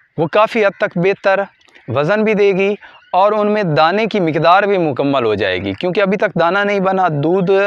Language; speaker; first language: Urdu; non-native, local second language; Punjabi